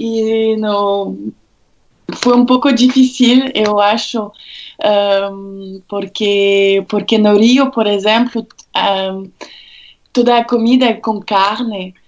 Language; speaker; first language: Portuguese; non-native, fluent; French